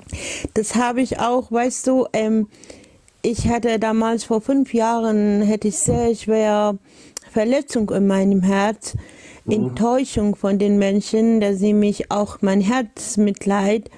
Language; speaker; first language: German; non-native, learner; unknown